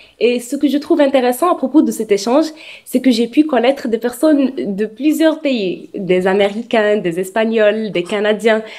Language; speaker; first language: French; non-native, local second language; Arabic